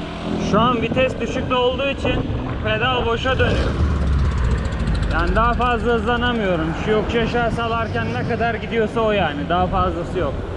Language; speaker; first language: Turkish; native; Turkish